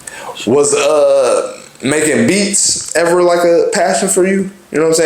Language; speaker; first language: English; native; English